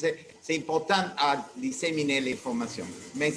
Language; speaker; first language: French; non-native, learner; Spanish